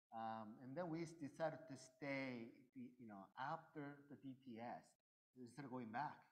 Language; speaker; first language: English; early bilingual, other home language; Korean